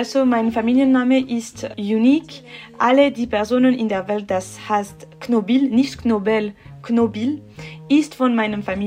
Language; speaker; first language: German; non-native, learner; French